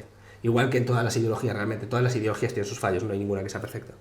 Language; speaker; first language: Spanish; native; Spanish